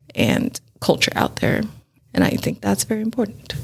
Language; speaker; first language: English; non-native, fluent; Chinese